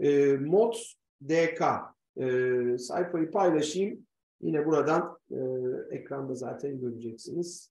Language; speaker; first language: Turkish; native; Turkish